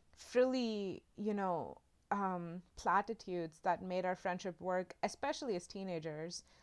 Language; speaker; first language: English; non-native, local second language; Hindi